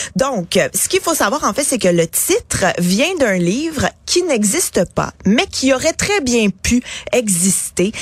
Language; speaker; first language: French; native; French